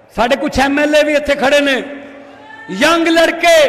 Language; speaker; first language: Hindi; native; Hindi